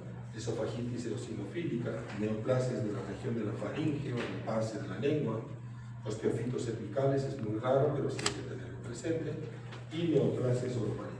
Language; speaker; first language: Spanish; native; Spanish